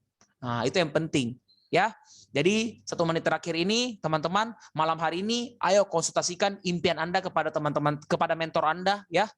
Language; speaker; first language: Indonesian; native; Indonesian